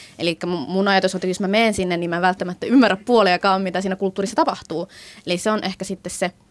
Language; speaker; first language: Finnish; native; Finnish